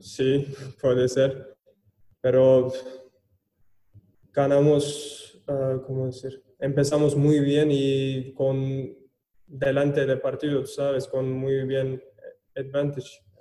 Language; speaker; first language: Spanish; non-native, learner; Turkish